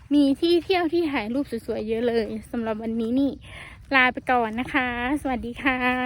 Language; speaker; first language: Thai; native; Thai